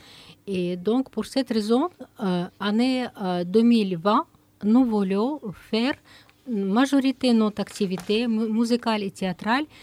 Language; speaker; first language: French; non-native, learner; Russian